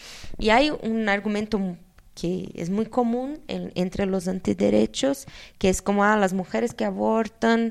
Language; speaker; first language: Spanish; non-native, fluent; Portuguese